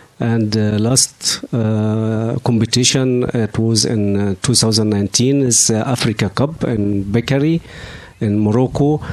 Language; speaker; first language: English; non-native, learner; Arabic